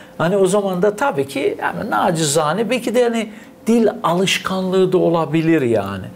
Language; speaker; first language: Turkish; native; Turkish